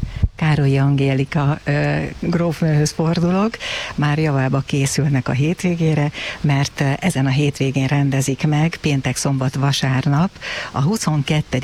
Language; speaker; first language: Hungarian; native; Hungarian